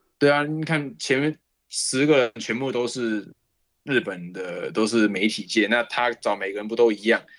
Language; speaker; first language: Chinese; native; Chinese